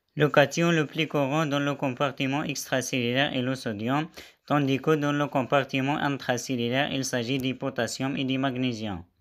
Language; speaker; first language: French; non-native, local second language; Arabic